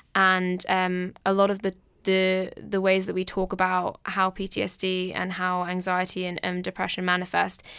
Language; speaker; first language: English; native; English